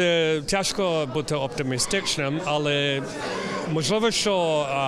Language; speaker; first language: Ukrainian; early bilingual, heritage; English